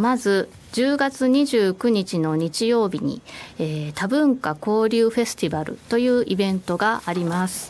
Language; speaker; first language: Japanese; native; Japanese